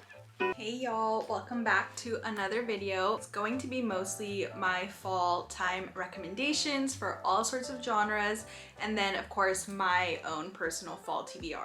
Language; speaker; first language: English; native; English